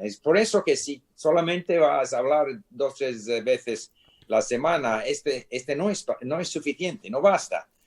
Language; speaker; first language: Spanish; non-native, fluent; English